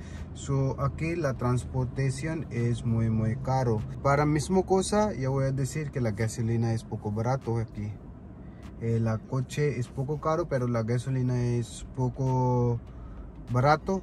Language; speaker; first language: Spanish; non-native, learner; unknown